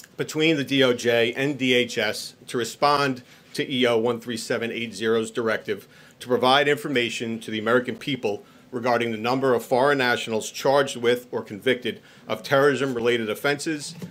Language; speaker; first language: English; native; English